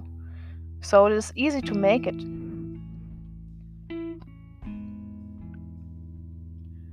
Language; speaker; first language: English; non-native, fluent; German